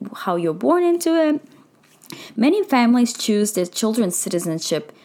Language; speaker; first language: English; early bilingual, heritage; Japanese